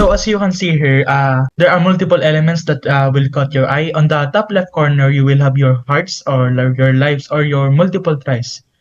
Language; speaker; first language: English; non-native, local second language; Filipino